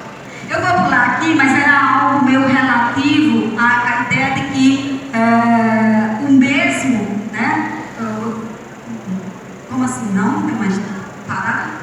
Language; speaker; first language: Portuguese; native; Portuguese